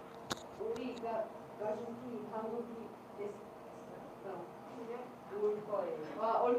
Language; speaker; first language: Korean; non-native, learner; Arabic